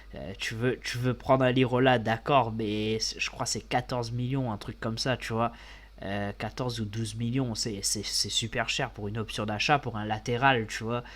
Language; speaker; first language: French; native; French